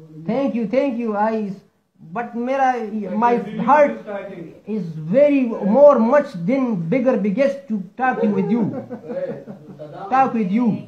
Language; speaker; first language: English; non-native, learner; Urdu